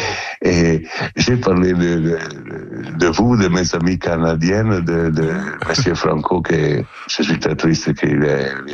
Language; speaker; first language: French; non-native, learner; Italian